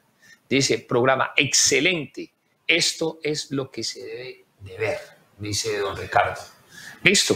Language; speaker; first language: Spanish; native; Spanish